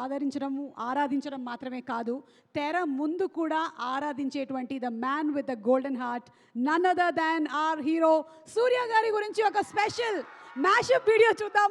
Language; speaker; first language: Telugu; native; Telugu